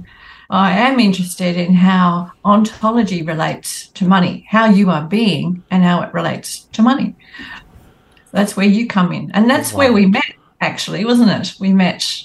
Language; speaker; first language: English; native; English